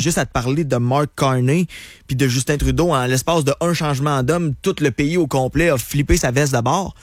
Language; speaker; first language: French; native; French